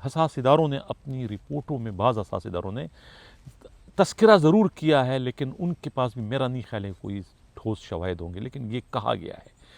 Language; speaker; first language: Urdu; non-native, local second language; Pashto